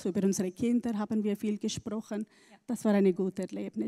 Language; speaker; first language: German; non-native, learner; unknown